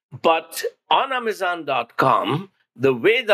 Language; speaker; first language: English; non-native, local second language; Hindi